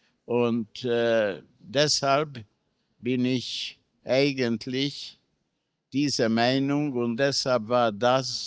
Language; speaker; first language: German; non-native, fluent; Hungarian